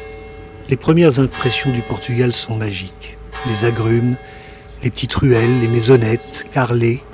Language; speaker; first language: French; native; French